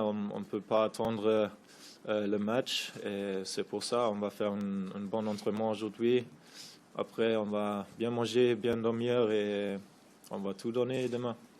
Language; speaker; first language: French; non-native, fluent; German